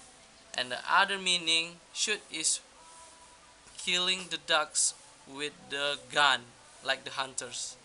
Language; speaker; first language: English; non-native, learner; Indonesian